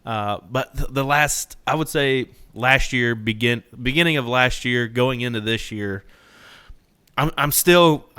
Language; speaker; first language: English; native; English